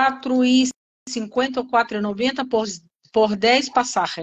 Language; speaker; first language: Spanish; non-native, learner; Portuguese